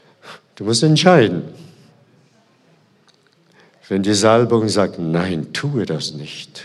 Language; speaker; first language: German; non-native, fluent; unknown